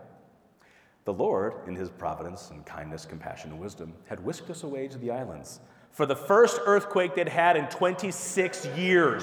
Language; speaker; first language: English; native; English